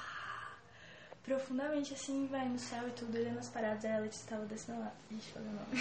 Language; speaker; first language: Portuguese; native; Portuguese